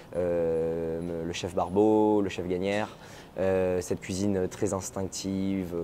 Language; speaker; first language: French; native; French